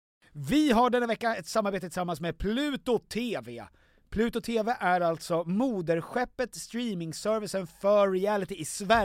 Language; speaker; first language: Swedish; native; Swedish